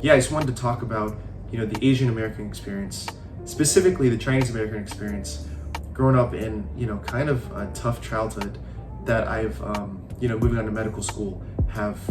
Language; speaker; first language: English; early bilingual, other home language; Chinese